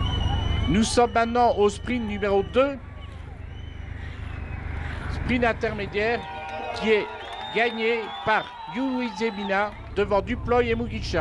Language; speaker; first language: French; native; French